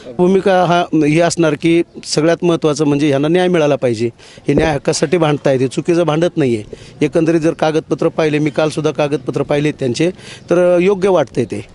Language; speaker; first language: Marathi; native; Marathi